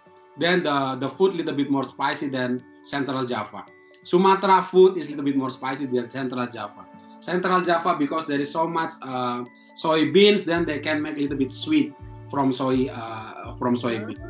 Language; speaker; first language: English; non-native, fluent; Indonesian